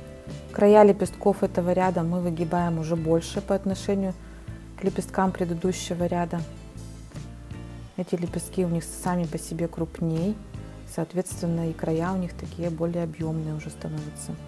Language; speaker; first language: Russian; native; Russian